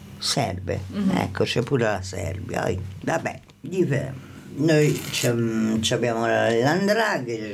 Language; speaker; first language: Italian; native; Italian